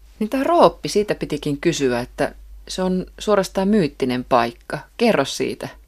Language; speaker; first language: Finnish; native; Finnish